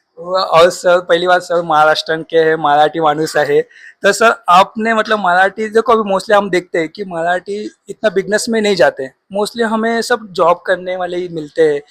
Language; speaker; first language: Hindi; non-native, local second language; Marathi